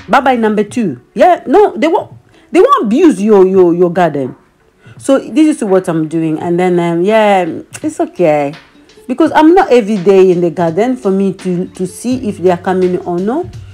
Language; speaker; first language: English; non-native, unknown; Lingala